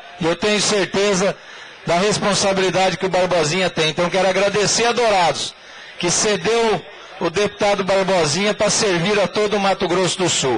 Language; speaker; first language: Portuguese; native; Portuguese